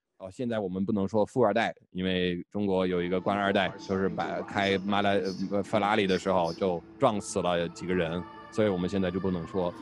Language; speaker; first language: Chinese; non-native, fluent; English